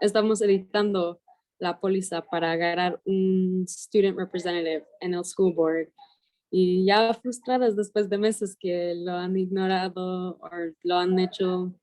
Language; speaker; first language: Spanish; early bilingual, heritage; Spanish